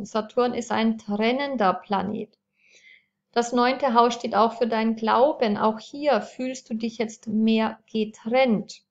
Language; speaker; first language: German; native; German